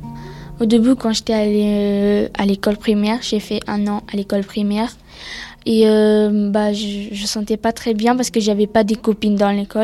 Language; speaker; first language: French; early bilingual, other home language; Pashto